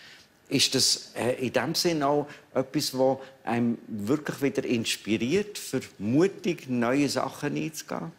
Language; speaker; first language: German; native; German